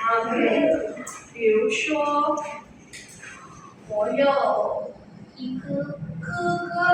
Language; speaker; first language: Chinese; non-native, fluent; Indonesian